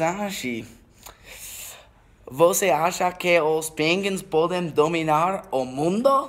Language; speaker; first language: Portuguese; non-native, learner; English